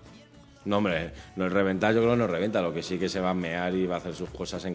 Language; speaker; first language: Spanish; native; Spanish